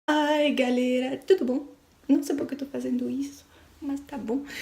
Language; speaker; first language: Portuguese; non-native, learner; French